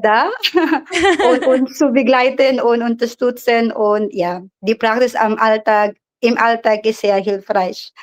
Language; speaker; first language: German; non-native, learner; Filipino